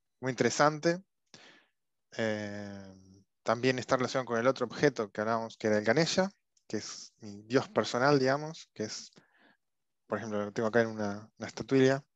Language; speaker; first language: Spanish; native; Spanish